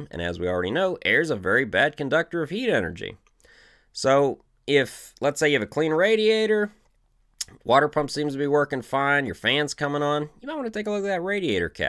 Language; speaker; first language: English; native; English